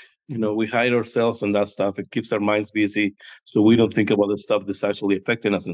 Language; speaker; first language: English; non-native, fluent; Spanish